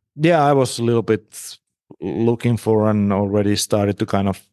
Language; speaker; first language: English; non-native, fluent; Finnish